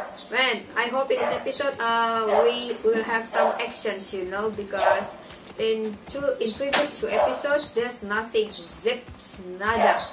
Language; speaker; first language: English; non-native, fluent; Indonesian